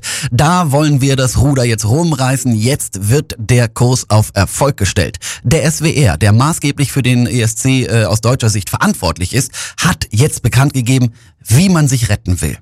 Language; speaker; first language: German; native; German